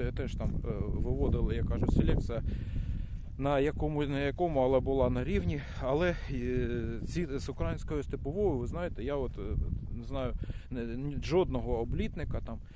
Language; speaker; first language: Ukrainian; non-native, local second language; Russian